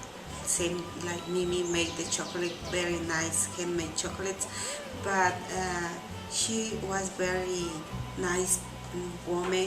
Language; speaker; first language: English; non-native, learner; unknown